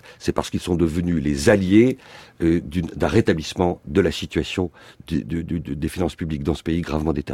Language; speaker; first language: French; native; French